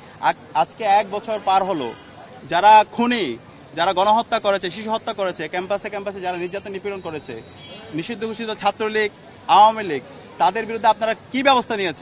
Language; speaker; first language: Bangla; native; Bangla